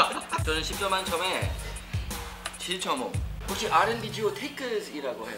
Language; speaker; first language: Korean; non-native, fluent; English